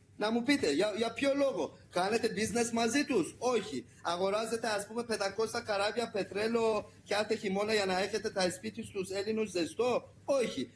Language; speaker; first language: Greek; non-native, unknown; Persian